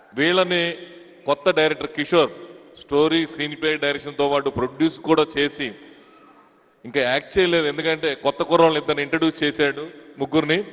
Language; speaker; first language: Telugu; native; Telugu